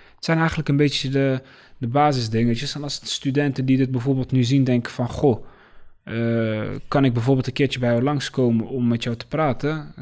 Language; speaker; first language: Dutch; early bilingual, other home language; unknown